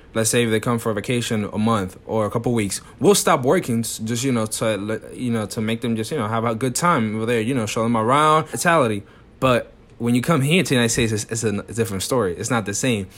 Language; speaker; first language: English; non-native, fluent; Spanish